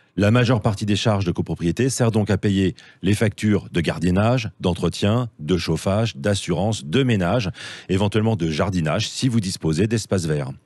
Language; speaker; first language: French; native; French